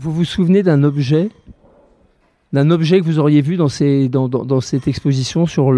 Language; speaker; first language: French; native; French